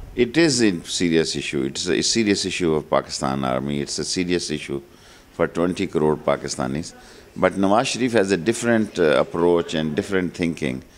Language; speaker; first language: English; non-native, local second language; Punjabi